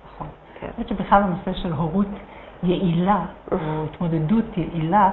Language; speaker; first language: Hebrew; native; Hebrew